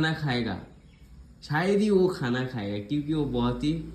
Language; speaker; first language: Hindi; native; Hindi